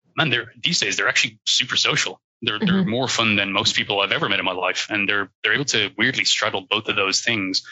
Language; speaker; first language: English; native; English